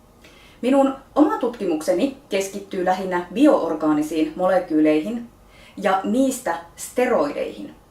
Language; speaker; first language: Finnish; native; Finnish